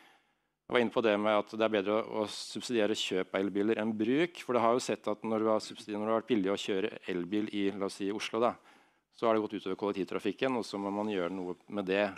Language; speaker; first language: Norwegian; native; Norwegian